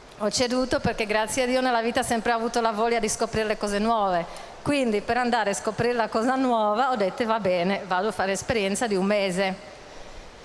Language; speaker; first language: Italian; non-native, fluent; Czech